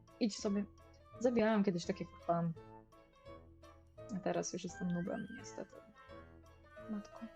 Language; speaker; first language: Polish; native; Polish